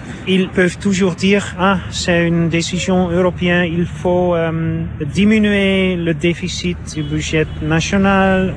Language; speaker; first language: French; non-native, fluent; Dutch